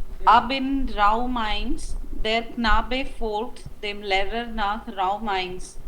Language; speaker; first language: German; non-native, learner; Hindi